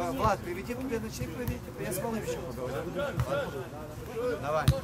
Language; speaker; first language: Russian; native; Russian